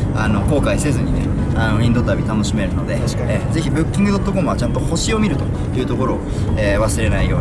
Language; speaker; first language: Japanese; native; Japanese